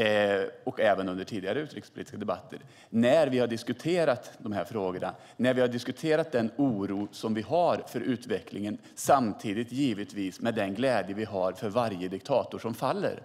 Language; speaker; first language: Swedish; native; Swedish